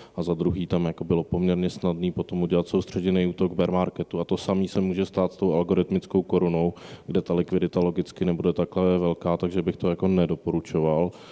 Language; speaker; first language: Czech; native; Czech